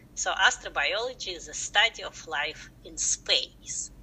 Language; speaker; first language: English; non-native, fluent; Russian